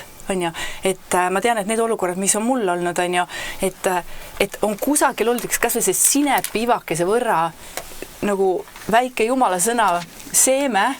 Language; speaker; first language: Estonian; native; Estonian